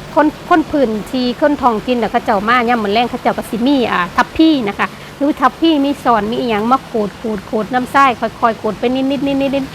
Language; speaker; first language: Thai; native; Thai